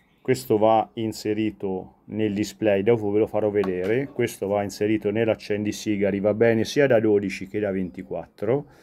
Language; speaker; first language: Italian; native; Italian